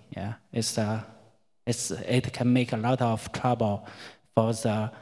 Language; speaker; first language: English; non-native, learner; Chinese